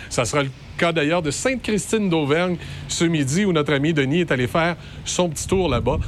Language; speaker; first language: French; native; French